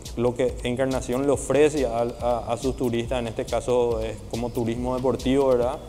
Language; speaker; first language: Spanish; native; Spanish